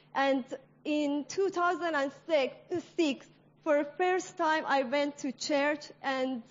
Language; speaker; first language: English; non-native, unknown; Persian